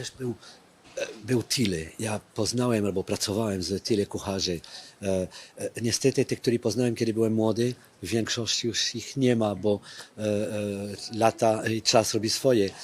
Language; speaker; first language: Polish; non-native, fluent; French